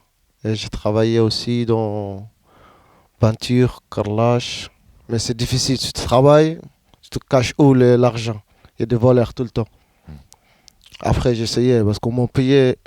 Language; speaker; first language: French; non-native, learner; Arabic